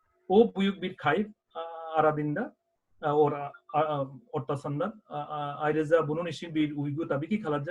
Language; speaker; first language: Turkish; non-native, fluent; Bangla